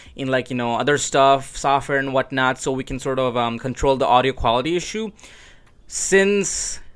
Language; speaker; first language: English; non-native, local second language; Urdu